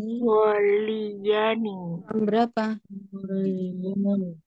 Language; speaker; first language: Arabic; non-native, learner; Indonesian